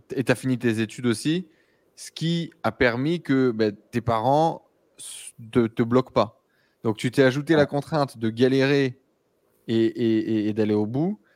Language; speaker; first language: French; native; French